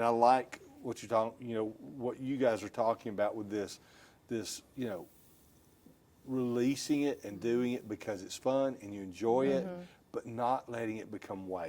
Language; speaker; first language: English; native; English